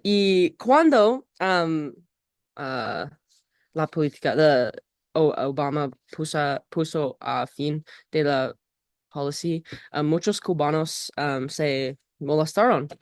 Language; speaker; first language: Spanish; non-native, learner; English